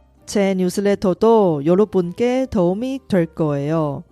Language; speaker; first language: Korean; non-native, fluent; Chinese